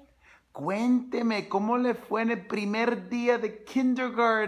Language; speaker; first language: Spanish; early bilingual, other home language; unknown